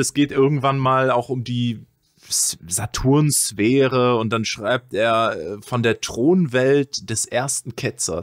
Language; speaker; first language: German; native; German